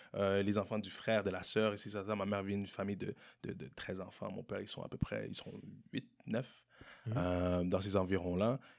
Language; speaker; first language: French; native; French